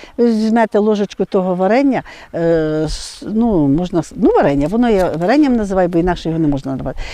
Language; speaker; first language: Ukrainian; native; Ukrainian